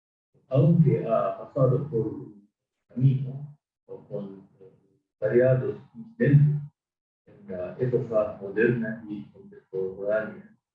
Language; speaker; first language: Spanish; non-native, fluent; Japanese